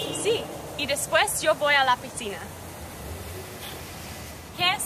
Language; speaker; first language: Spanish; non-native, learner; English